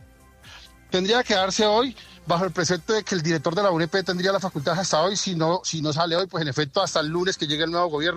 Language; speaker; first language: Spanish; native; Spanish